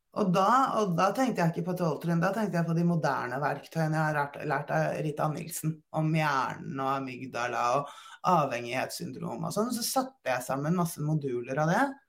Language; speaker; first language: Norwegian; native; Norwegian